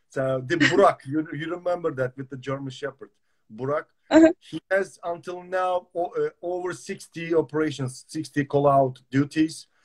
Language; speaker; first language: English; non-native, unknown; Turkish